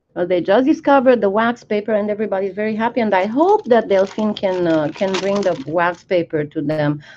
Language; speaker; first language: English; non-native, fluent; Romanian